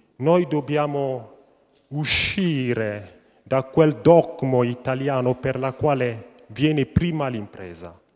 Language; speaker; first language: Italian; non-native, fluent; French